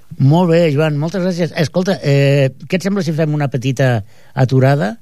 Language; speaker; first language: Catalan; native; Catalan